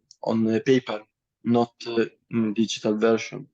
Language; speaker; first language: English; non-native, learner; Italian